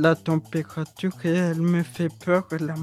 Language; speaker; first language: French; early bilingual, other home language; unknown